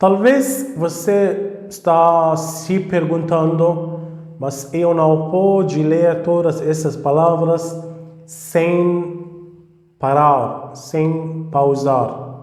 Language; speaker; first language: Portuguese; non-native, fluent; Arabic